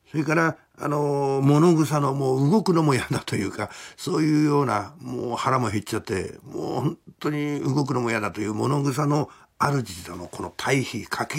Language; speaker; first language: Japanese; native; Japanese